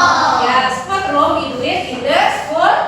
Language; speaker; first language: English; non-native, learner; Indonesian